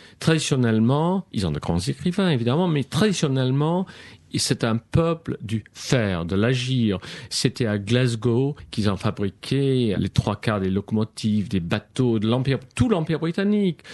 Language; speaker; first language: French; non-native, fluent; English